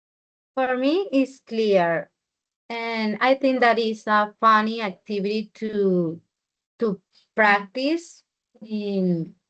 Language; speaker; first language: English; non-native, learner; Spanish